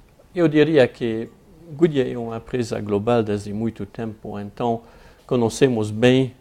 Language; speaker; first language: Portuguese; non-native, fluent; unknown